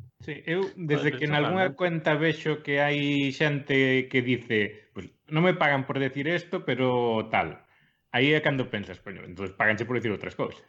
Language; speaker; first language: Galician; non-native, local second language; Spanish